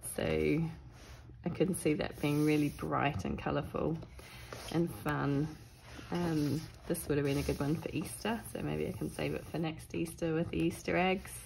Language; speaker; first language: English; native; English